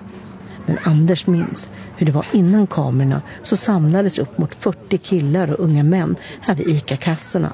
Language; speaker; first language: Swedish; native; Swedish